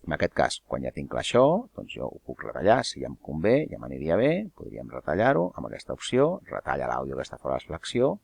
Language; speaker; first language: Catalan; native; Catalan